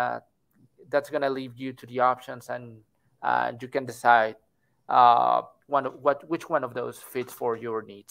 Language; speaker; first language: English; non-native, fluent; Spanish